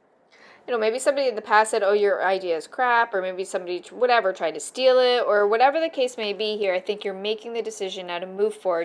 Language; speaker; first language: English; native; English